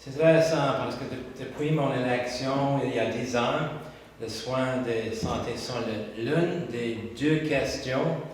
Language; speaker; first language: French; non-native, local second language; English